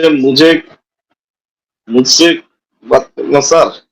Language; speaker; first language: Hindi; non-native, learner; Bangla